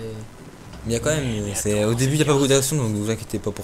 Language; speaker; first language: French; native; French